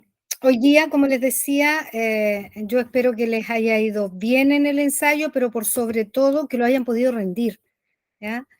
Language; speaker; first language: Spanish; native; Spanish